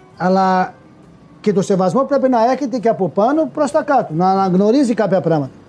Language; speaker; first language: Greek; non-native, fluent; Portuguese